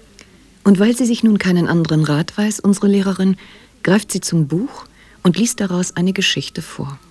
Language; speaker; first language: German; native; German